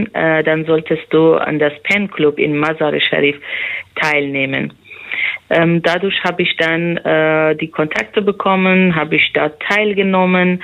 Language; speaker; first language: German; non-native, fluent; Persian